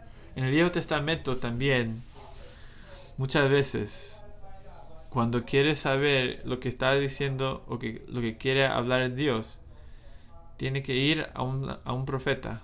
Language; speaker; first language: Spanish; non-native, fluent; English